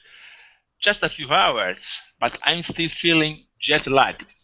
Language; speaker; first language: English; non-native, fluent; Italian